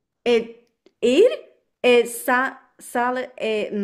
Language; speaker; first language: French; non-native, learner; Chinese